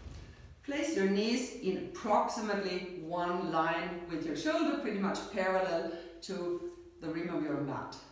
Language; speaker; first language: English; non-native, fluent; German